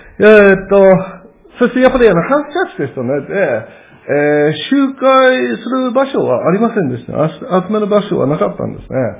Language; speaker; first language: Japanese; non-native, fluent; English